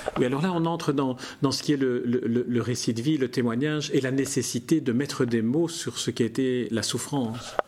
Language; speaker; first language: French; native; French